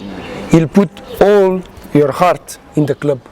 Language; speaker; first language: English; non-native, learner; Portuguese